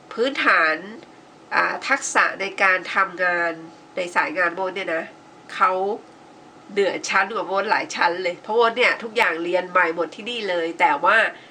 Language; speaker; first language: Thai; native; Thai